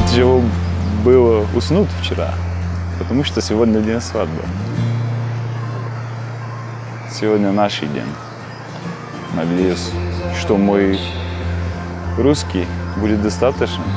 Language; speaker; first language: Russian; non-native, learner; Bulgarian